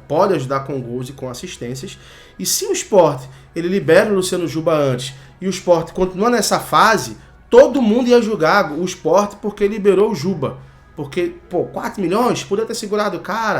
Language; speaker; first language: Portuguese; native; Portuguese